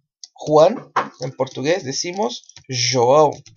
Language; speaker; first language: Spanish; non-native, fluent; Portuguese